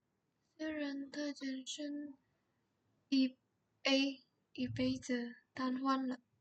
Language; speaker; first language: Chinese; non-native, learner; Indonesian